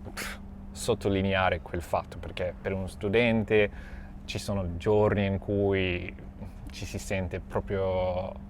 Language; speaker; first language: Italian; non-native, fluent; English